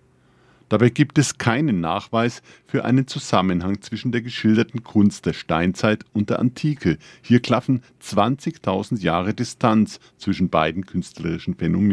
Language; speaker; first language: German; native; German